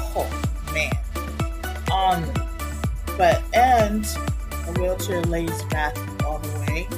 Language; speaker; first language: English; non-native, fluent; Spanish